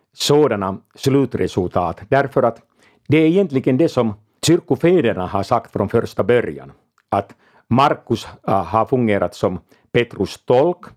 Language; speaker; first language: Swedish; non-native, local second language; Finnish